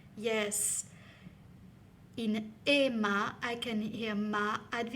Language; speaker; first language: English; non-native, fluent; French